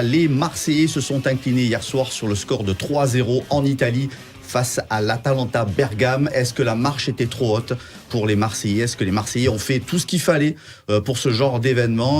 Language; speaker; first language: French; native; French